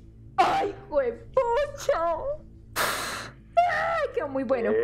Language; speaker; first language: Spanish; native; Spanish